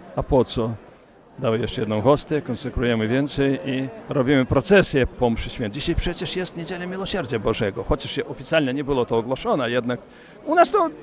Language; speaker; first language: Polish; early bilingual, heritage; Polish